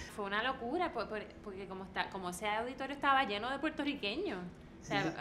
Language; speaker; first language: Spanish; native; Spanish